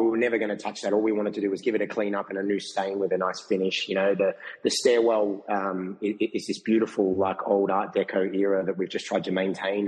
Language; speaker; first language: English; native; English